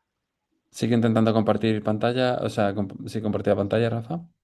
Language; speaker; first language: Spanish; native; Spanish